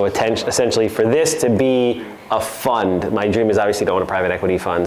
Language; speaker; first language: English; native; English